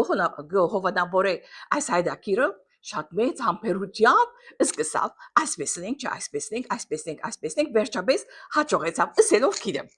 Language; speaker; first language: Armenian; early bilingual, heritage; Armenian